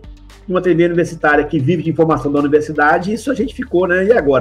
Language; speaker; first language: Portuguese; native; Portuguese